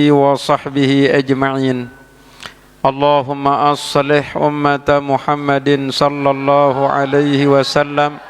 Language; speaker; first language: Arabic; non-native, fluent; Indonesian